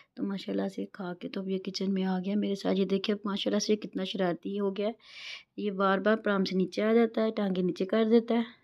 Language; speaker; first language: Urdu; non-native, local second language; Punjabi